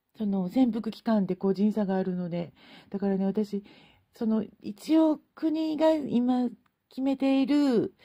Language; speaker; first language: Japanese; native; Japanese